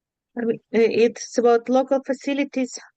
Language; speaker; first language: English; non-native, learner; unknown